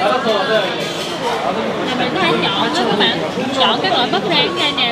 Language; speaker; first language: Vietnamese; native; Vietnamese